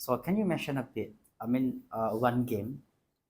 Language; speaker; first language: English; non-native, fluent; Indonesian